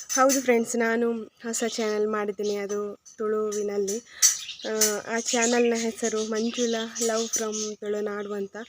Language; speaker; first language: Kannada; non-native, local second language; Tulu